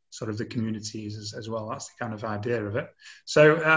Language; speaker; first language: English; native; English